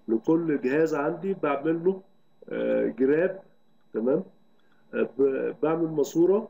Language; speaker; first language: Arabic; native; Arabic